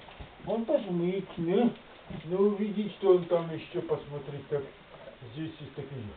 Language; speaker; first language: Russian; non-native, learner; Czech